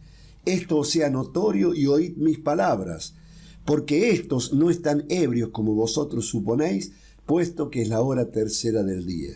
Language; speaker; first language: Spanish; native; Spanish